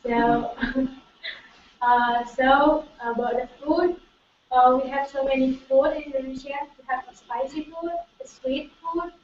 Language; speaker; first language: English; non-native, learner; Indonesian